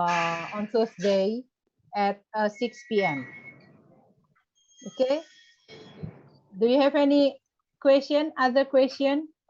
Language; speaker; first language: English; non-native, fluent; Indonesian